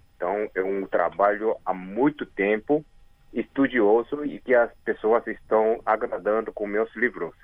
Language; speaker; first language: Portuguese; early bilingual, other home language; Korean